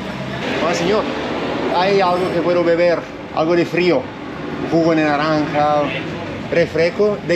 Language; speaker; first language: Spanish; non-native, learner; Italian